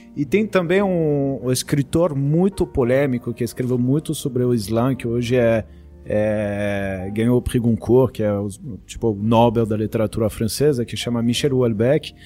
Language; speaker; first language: Portuguese; non-native, fluent; French